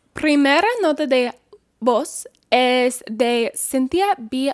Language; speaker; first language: Spanish; non-native, learner; English